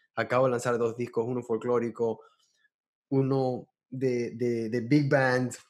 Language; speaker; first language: Spanish; early bilingual, heritage; Spanish